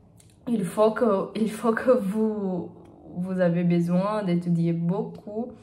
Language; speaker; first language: French; non-native, learner; Portuguese